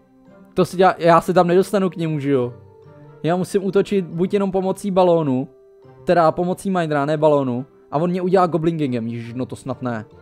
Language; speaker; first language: Czech; native; Czech